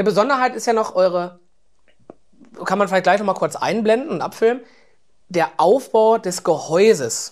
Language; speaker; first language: German; native; German